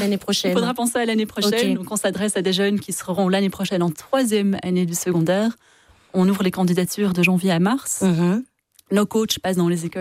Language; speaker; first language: French; native; French